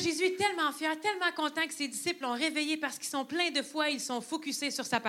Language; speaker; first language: French; native; French